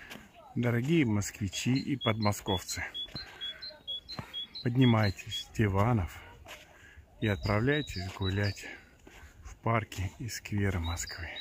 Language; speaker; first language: Russian; native; Russian